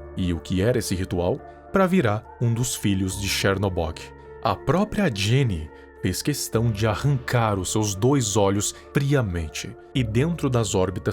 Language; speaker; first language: Portuguese; native; Portuguese